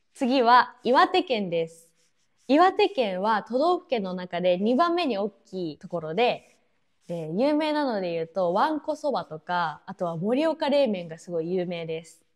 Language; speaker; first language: Japanese; native; Japanese